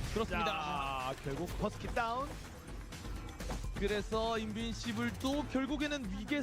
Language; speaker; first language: Korean; native; Korean